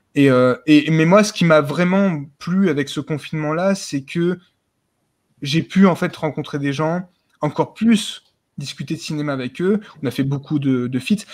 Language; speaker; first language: French; native; French